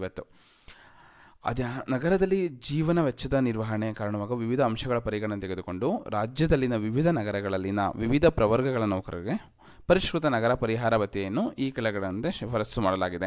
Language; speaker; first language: Kannada; native; Kannada